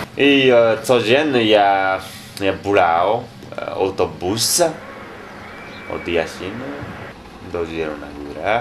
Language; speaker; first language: Polish; non-native, learner; Japanese